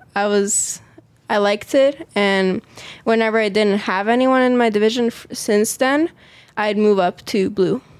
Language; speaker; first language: English; native; English